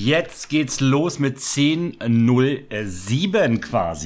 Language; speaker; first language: German; native; German